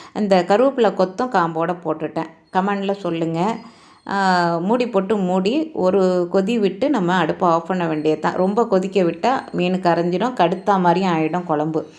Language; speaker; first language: Tamil; native; Tamil